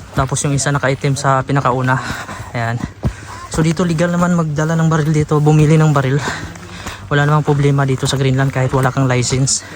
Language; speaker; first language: Filipino; native; Filipino